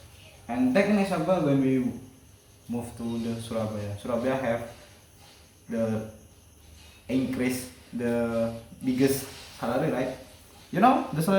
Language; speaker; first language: English; non-native, learner; Indonesian